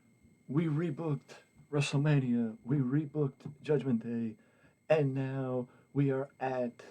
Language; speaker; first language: English; native; English